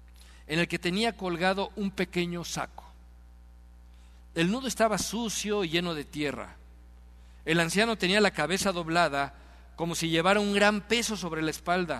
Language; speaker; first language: Spanish; native; Spanish